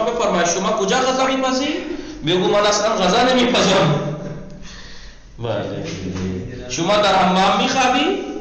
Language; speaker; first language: Persian; non-native, fluent; Urdu